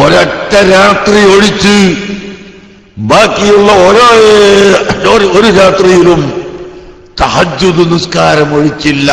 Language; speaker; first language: Malayalam; native; Malayalam